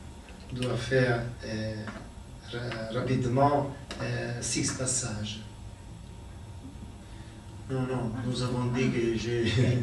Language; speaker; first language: French; non-native, learner; Italian